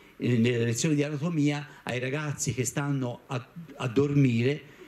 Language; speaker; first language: Italian; native; Italian